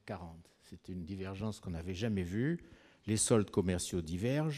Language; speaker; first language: French; native; French